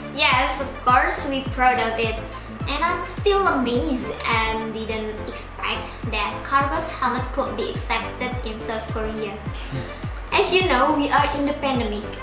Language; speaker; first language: English; non-native, learner; Indonesian